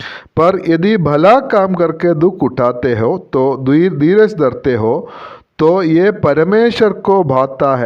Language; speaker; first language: Hindi; non-native, local second language; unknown